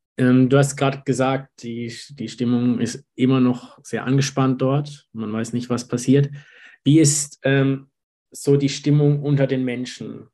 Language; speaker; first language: German; native; German